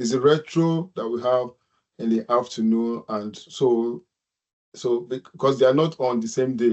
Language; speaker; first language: English; non-native, local second language; Yoruba